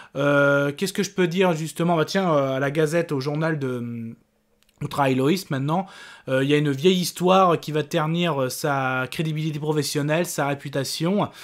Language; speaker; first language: French; native; French